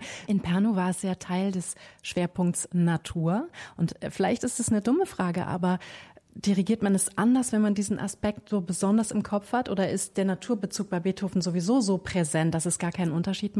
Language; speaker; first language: German; native; German